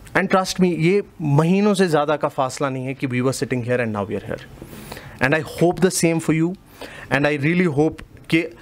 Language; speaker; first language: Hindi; non-native, local second language; Kashmiri